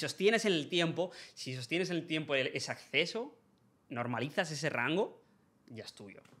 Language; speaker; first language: Spanish; native; Spanish